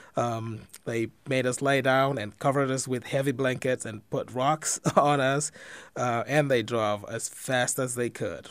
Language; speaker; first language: English; non-native, fluent; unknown